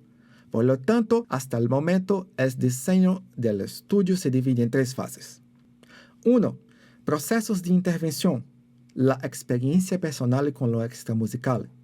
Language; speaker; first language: Spanish; non-native, fluent; Portuguese